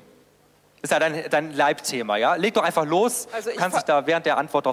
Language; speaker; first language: German; native; German